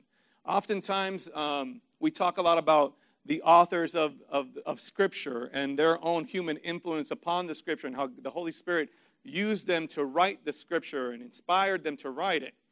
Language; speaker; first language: English; native; English